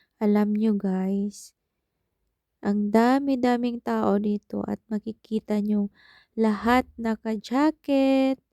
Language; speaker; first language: Filipino; non-native, local second language; Cebuano